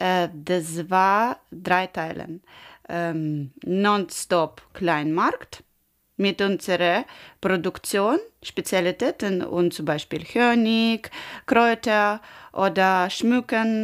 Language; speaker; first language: German; non-native, learner; Ukrainian